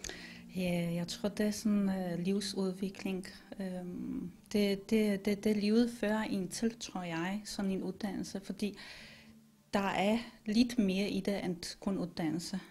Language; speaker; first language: Danish; non-native, fluent; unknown